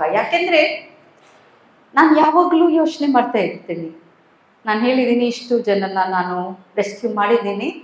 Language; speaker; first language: Kannada; non-native, local second language; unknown